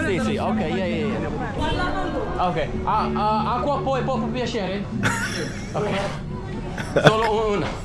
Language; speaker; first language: Italian; non-native, learner; English